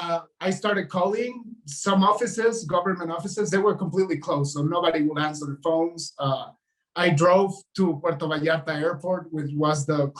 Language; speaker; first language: English; non-native, local second language; Spanish